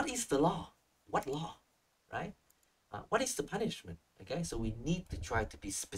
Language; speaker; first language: English; non-native, fluent; Vietnamese